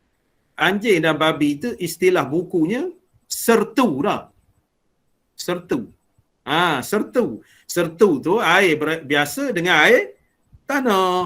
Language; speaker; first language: Malay; native; Malay